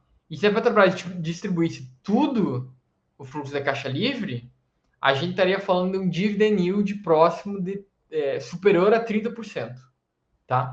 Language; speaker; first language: Portuguese; native; Portuguese